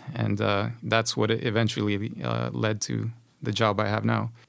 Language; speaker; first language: English; non-native, fluent; Spanish